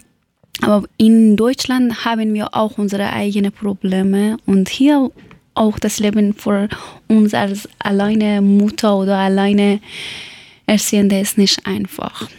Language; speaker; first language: German; non-native, learner; Persian